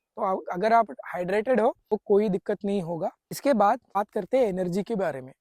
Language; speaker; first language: Hindi; non-native, local second language; Marathi